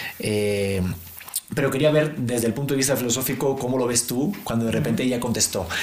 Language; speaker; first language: Spanish; native; Spanish